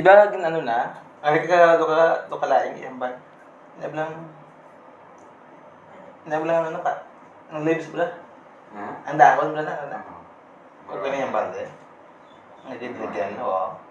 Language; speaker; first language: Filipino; non-native, local second language; Hiligaynon